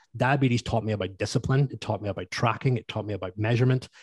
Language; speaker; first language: English; native; English